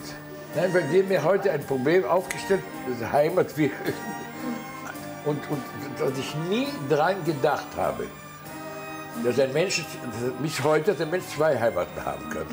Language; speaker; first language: German; early bilingual, heritage; German